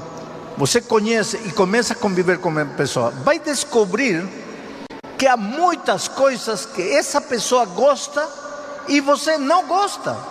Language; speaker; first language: Portuguese; non-native, fluent; Spanish